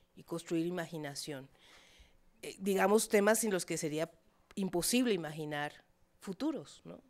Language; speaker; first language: Spanish; native; Spanish